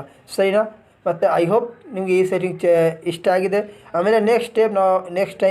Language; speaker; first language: Kannada; non-native, local second language; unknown